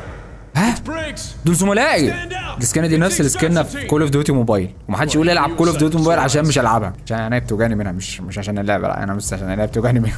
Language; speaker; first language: Arabic; native; Arabic